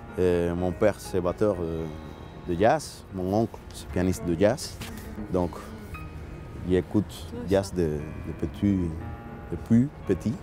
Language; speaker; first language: French; non-native, learner; Spanish